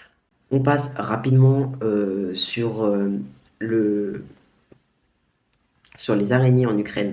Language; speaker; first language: French; native; French